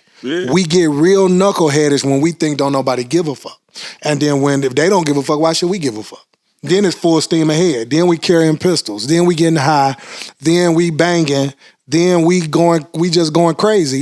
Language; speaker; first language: English; native; English